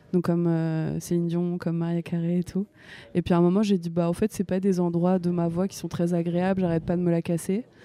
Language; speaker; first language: French; native; French